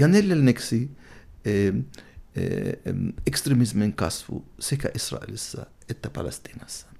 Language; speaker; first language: Finnish; non-native, fluent; Arabic